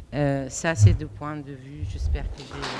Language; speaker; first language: French; non-native, fluent; Arabic